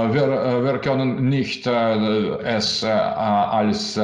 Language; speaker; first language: German; non-native, learner; Russian